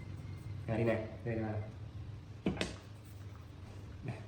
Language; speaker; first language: Vietnamese; native; Vietnamese